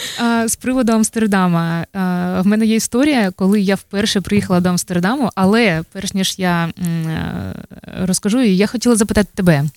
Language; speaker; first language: Ukrainian; native; Ukrainian